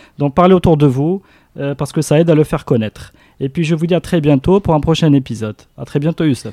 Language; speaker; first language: French; non-native, local second language; Arabic